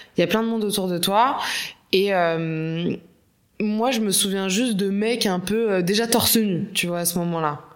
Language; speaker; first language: French; native; French